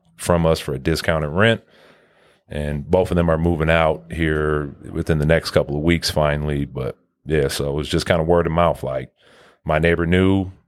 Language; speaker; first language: English; native; English